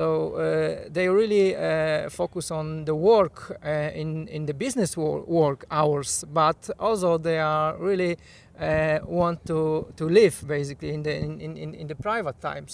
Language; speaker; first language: English; non-native, fluent; Polish